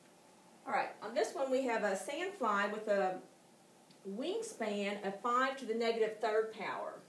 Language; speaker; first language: English; native; English